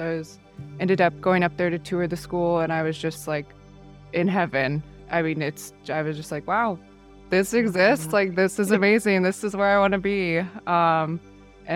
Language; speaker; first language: English; native; English